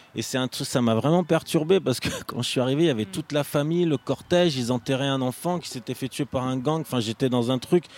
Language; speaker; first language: French; native; French